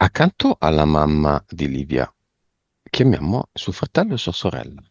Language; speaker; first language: Italian; native; Italian